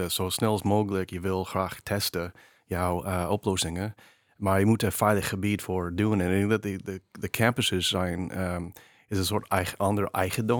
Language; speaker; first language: Dutch; non-native, fluent; English